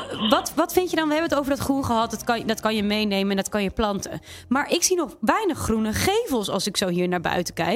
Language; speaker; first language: Dutch; native; Dutch